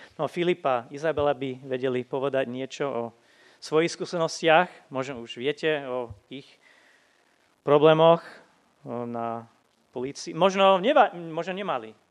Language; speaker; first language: Slovak; non-native, fluent; English